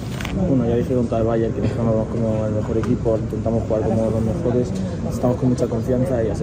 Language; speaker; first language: Spanish; native; Spanish